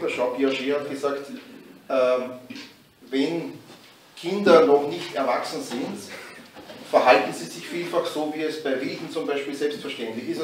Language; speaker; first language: German; native; German